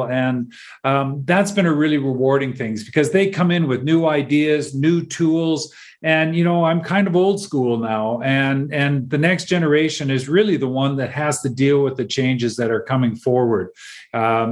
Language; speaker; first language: English; native; English